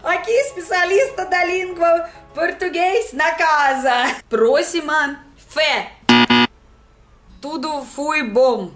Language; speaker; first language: Portuguese; non-native, learner; Russian